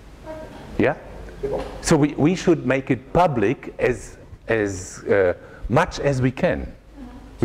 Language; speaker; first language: English; non-native, fluent; German